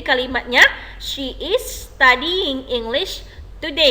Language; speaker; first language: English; non-native, fluent; Indonesian